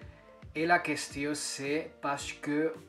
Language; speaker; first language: French; non-native, fluent; Spanish